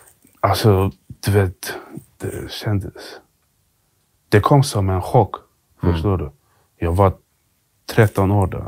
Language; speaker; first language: Swedish; early bilingual, other home language; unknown